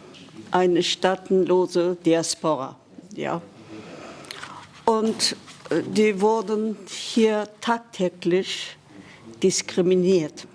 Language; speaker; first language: German; non-native, fluent; Kurdish